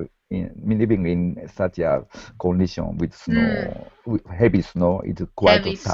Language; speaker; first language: English; non-native, learner; Japanese